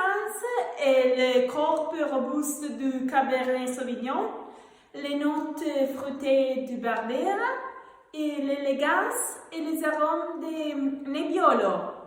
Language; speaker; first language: French; non-native, learner; Italian